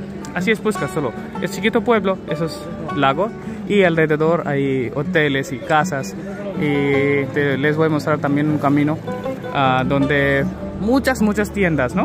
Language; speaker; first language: Spanish; non-native, learner; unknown